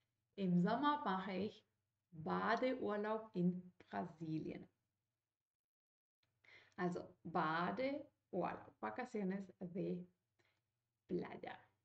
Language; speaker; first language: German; non-native, fluent; Spanish